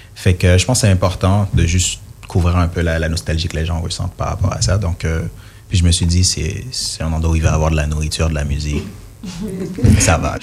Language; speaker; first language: French; native; French